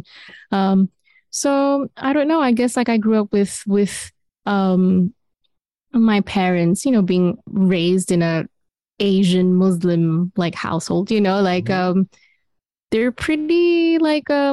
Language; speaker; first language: English; non-native, local second language; Malay